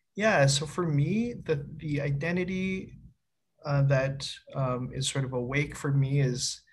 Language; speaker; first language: English; native; English